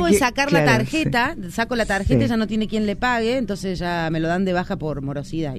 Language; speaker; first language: Spanish; native; Spanish